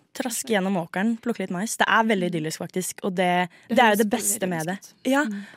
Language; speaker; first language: Norwegian; native; Norwegian